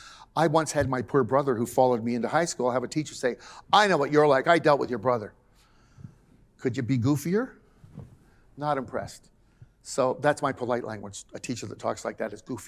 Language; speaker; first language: English; native; English